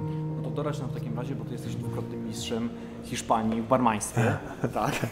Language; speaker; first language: Polish; native; Polish